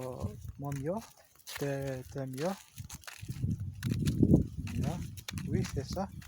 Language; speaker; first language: French; non-native, learner; Portuguese